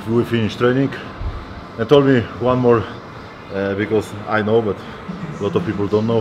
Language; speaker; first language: English; non-native, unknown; Polish